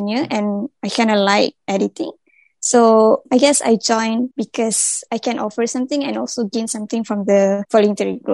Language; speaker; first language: English; non-native, local second language; Malay